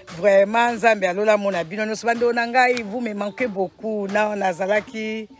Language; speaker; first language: Lingala; non-native, local second language; Kongo